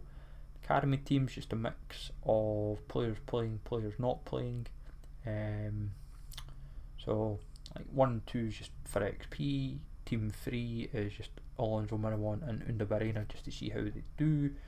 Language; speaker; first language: English; native; English